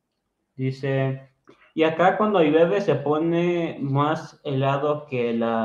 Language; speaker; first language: Spanish; native; Spanish